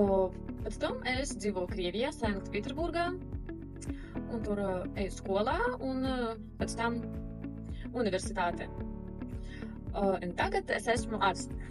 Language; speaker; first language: Latvian; early bilingual, heritage; Russian